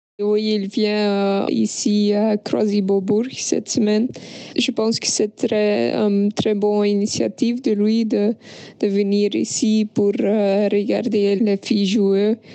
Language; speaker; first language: French; non-native, local second language; Dutch